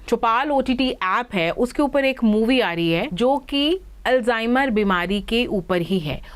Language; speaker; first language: Hindi; native; Hindi